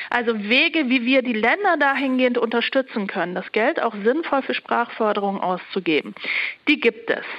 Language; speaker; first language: German; early bilingual, other home language; Turkish